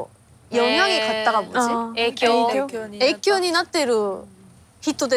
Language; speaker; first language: Japanese; non-native, fluent; Korean